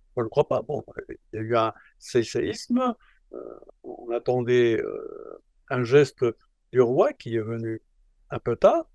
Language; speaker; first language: French; non-native, local second language; Arabic